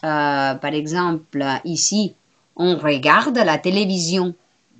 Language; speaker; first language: French; non-native, fluent; Spanish